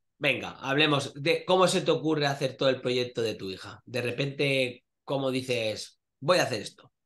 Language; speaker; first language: Spanish; native; Spanish